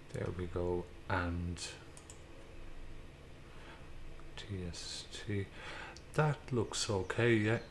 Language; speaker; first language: English; native; English